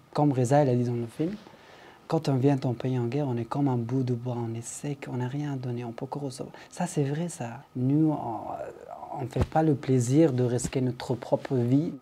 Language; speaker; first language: French; non-native, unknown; Persian